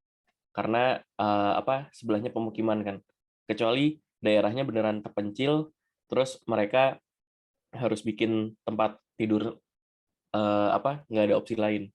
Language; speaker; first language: Indonesian; native; Indonesian